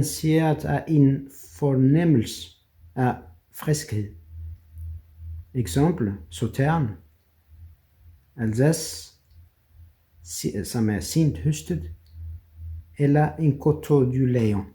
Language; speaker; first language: Danish; non-native, fluent; French